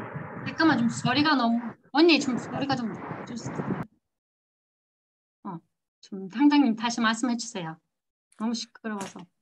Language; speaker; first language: Korean; non-native, learner; Turkish